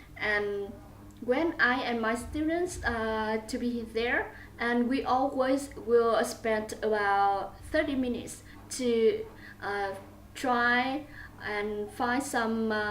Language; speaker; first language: English; non-native, learner; Vietnamese